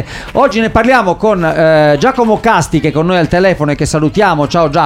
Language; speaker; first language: Italian; native; Italian